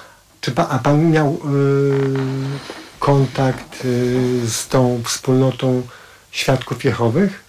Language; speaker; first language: Polish; native; Polish